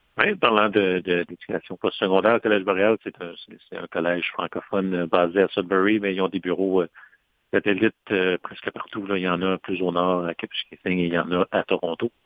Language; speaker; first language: French; native; French